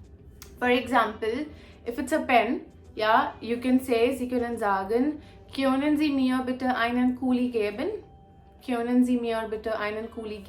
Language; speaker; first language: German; non-native, fluent; Hindi